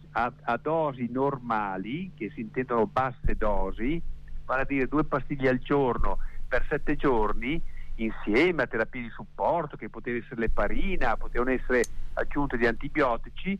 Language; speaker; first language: Italian; native; Italian